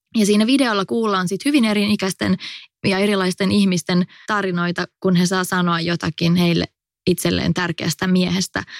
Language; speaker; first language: Finnish; native; Finnish